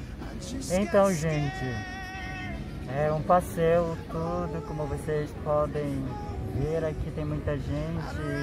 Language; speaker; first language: Portuguese; non-native, local second language; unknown